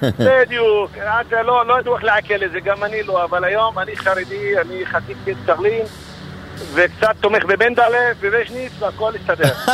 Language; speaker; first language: Hebrew; non-native, local second language; Arabic